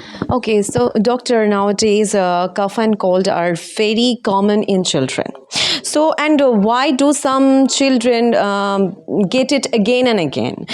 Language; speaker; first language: English; non-native, local second language; Bangla